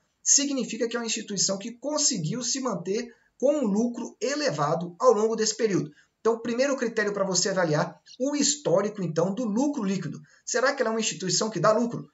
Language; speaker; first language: Portuguese; native; Portuguese